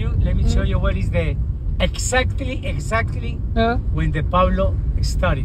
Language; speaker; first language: English; non-native, learner; Spanish